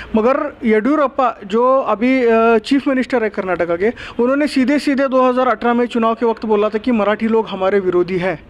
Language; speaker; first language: Hindi; non-native, local second language; Marathi